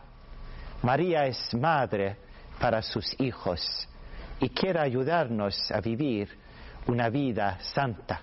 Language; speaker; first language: Spanish; non-native, learner; Swedish